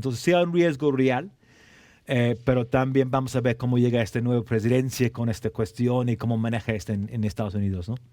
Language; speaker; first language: Spanish; non-native, fluent; English